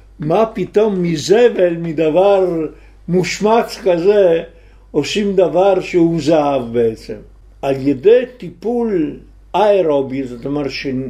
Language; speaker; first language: Hebrew; non-native, fluent; Italian